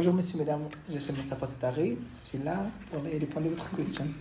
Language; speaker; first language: French; non-native, learner; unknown